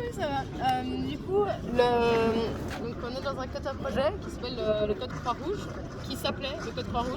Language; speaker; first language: French; native; French